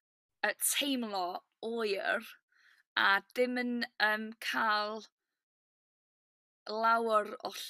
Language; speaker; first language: Welsh; non-native, learner; English